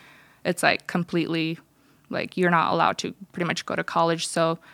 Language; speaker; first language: English; early bilingual, other home language; Russian